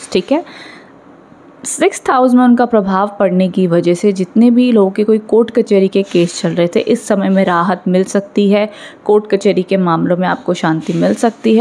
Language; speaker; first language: Hindi; native; Hindi